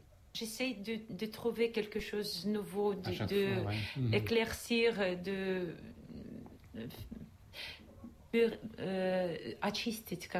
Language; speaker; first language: French; non-native, learner; Russian